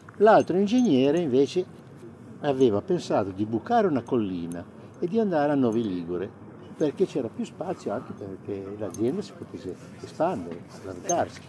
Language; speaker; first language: Italian; native; Italian